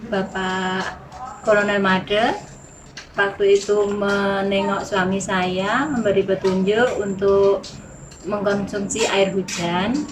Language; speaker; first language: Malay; non-native, local second language; Javanese